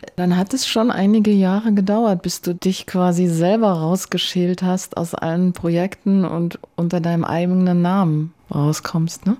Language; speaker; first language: German; native; German